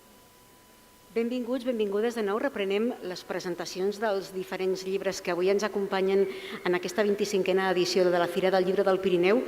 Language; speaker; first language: Catalan; native; Catalan